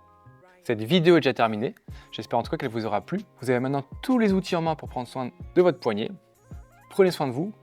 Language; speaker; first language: French; native; French